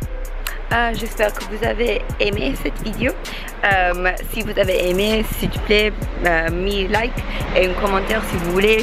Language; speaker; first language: French; non-native, learner; English